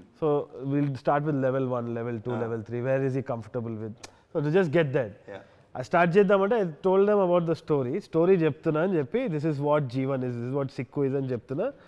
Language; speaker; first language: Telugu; native; Telugu